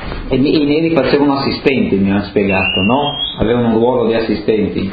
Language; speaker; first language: Italian; native; Italian